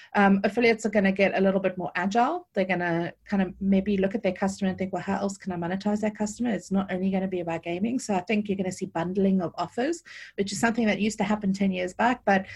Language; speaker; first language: English; native; English